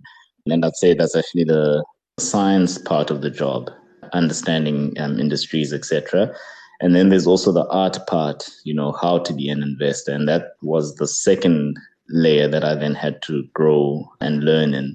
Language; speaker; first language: English; non-native, local second language; Xhosa